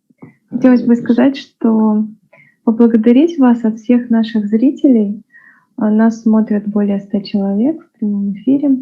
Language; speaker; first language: Russian; native; Russian